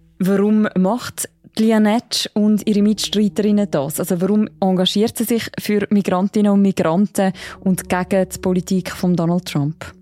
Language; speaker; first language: German; native; German